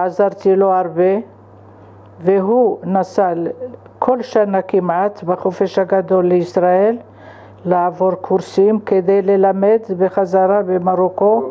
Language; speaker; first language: Hebrew; non-native, fluent; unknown